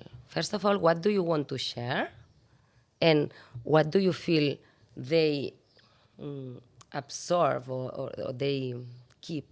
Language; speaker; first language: English; non-native, fluent; Catalan